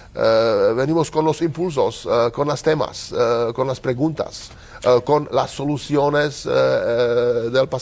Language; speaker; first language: Spanish; non-native, learner; Czech